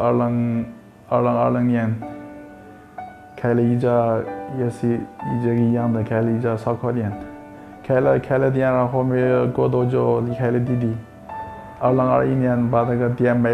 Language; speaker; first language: Chinese; non-native, local second language; Uyghur